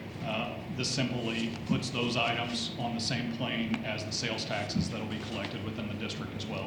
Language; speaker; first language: English; native; English